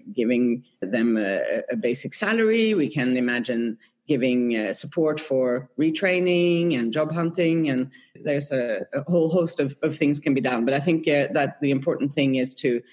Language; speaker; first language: English; non-native, fluent; Swedish